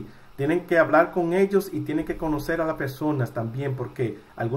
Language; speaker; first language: Spanish; early bilingual, heritage; Spanish